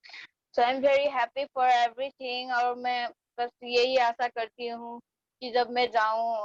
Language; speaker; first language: Hindi; non-native, fluent; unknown